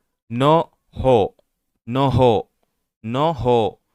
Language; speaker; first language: Japanese; non-native, fluent; Hindi